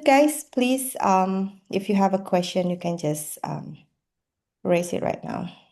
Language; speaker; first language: English; non-native, fluent; Indonesian